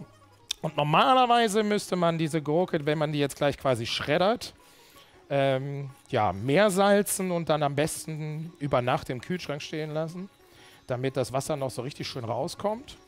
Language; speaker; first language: German; native; German